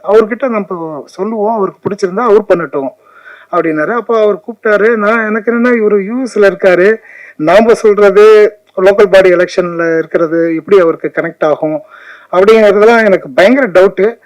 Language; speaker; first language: Tamil; native; Tamil